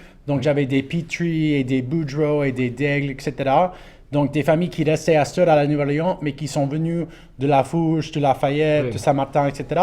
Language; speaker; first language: French; non-native, local second language; English